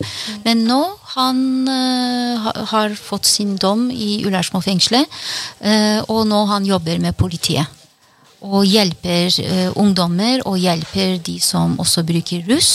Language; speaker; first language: Norwegian; non-native, fluent; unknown